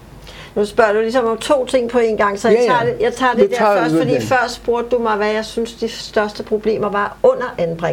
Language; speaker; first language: Danish; native; Danish